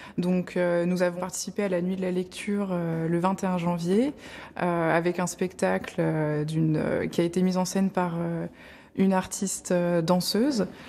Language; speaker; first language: French; native; French